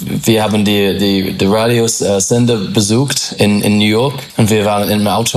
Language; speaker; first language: German; non-native, fluent; English